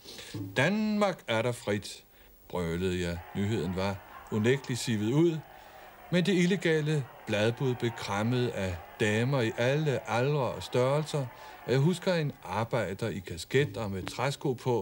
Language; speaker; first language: Danish; native; Danish